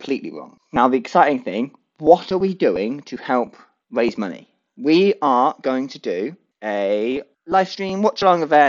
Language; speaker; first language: English; native; English